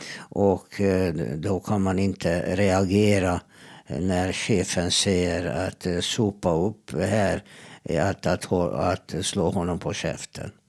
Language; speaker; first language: Swedish; non-native, fluent; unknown